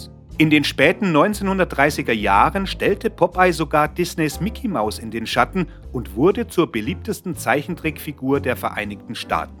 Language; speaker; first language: German; native; German